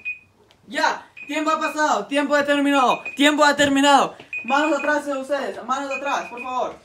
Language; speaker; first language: Spanish; non-native, learner; English